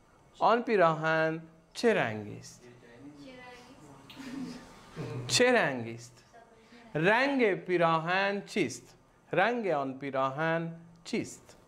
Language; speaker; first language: Persian; non-native, fluent; Urdu